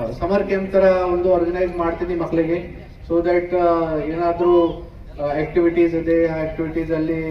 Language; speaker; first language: Kannada; non-native, local second language; Hindi